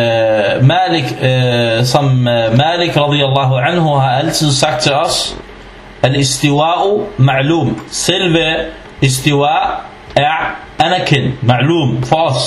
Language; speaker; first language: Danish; early bilingual, other home language; Arabic